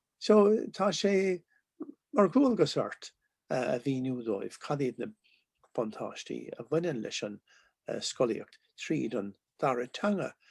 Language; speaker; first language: Irish; non-native, local second language; English